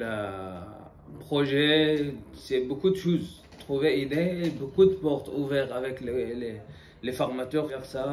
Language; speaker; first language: French; non-native, learner; Arabic